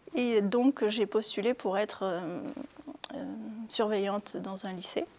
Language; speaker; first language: French; early bilingual, other home language; Arabic